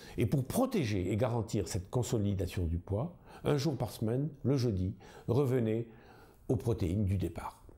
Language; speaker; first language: French; native; French